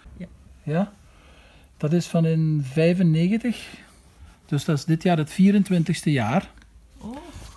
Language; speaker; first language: Dutch; native; Dutch